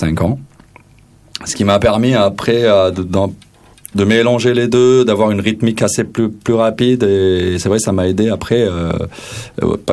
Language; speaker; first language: French; non-native, local second language; Arabic